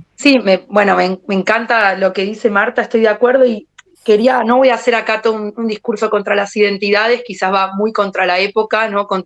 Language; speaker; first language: Spanish; native; Spanish